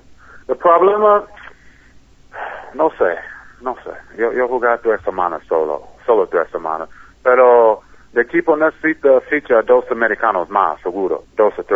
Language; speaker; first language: Spanish; non-native, learner; English